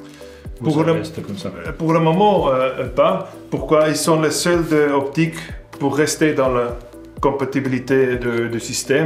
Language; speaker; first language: French; non-native, fluent; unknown